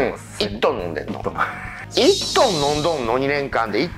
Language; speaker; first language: Japanese; native; Japanese